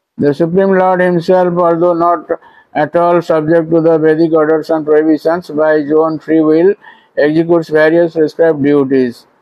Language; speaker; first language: English; non-native, local second language; Odia